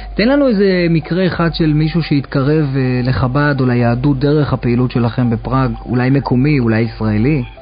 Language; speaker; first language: Hebrew; native; Hebrew